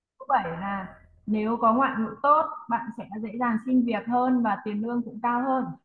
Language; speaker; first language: Vietnamese; native; Vietnamese